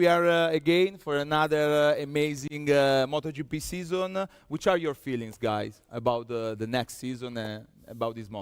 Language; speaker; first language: English; non-native, fluent; Italian